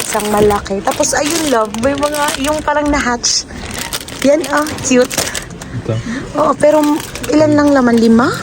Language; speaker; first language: Filipino; native; Filipino